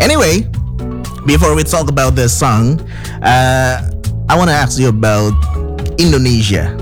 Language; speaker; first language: English; non-native, fluent; Indonesian